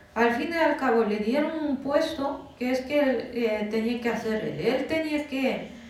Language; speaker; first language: Spanish; non-native, fluent; Russian